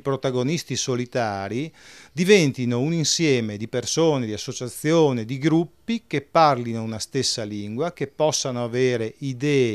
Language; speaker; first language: Italian; native; Italian